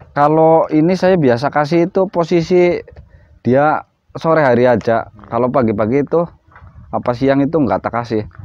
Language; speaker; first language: Indonesian; non-native, local second language; Javanese